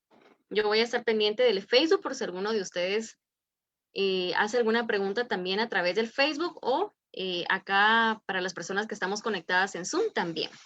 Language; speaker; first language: Spanish; native; Spanish